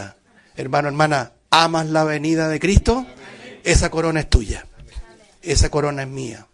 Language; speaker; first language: Spanish; native; Spanish